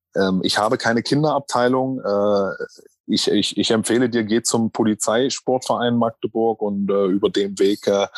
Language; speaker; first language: German; native; German